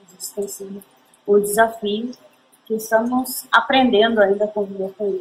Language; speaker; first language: Portuguese; native; Portuguese